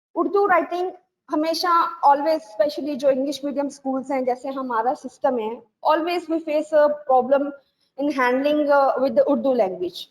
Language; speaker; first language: Urdu; native; Urdu